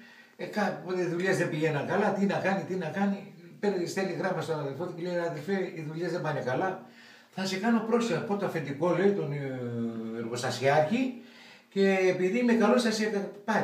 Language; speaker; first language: Greek; native; Greek